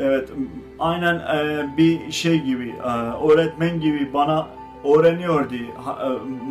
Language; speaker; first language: Turkish; non-native, learner; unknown